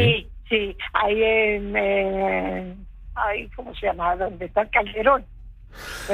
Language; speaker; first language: Spanish; native; Spanish